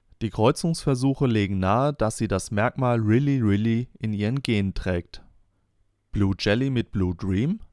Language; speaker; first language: German; native; German